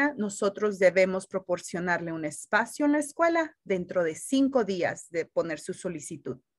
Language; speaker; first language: Spanish; early bilingual, heritage; Spanish